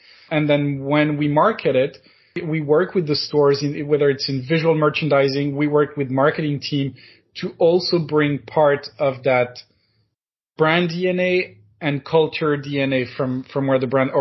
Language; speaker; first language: English; non-native, fluent; French